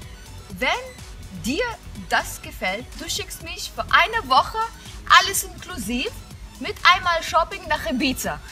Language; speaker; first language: German; non-native, fluent; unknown